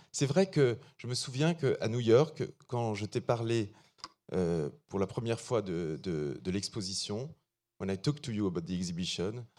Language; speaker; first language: French; native; French